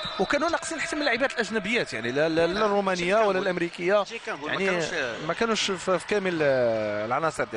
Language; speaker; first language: Arabic; native; Arabic